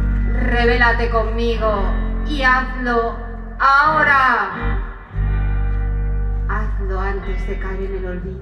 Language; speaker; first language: Spanish; native; Spanish